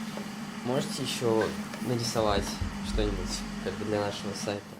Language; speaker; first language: Russian; native; Russian